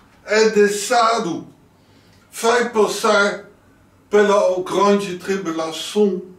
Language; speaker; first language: Portuguese; non-native, learner; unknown